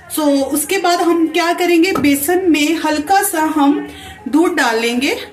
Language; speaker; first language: Hindi; non-native, local second language; Punjabi